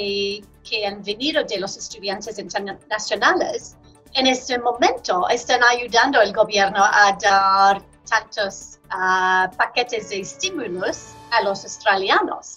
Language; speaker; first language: Spanish; non-native, fluent; English